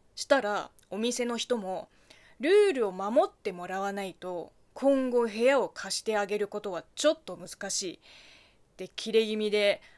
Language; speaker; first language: Japanese; non-native, fluent; Chinese